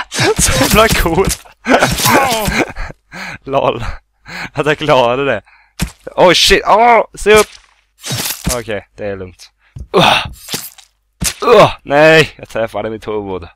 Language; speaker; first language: Swedish; native; Swedish